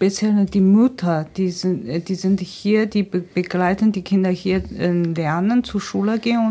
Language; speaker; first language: German; non-native, fluent; Chinese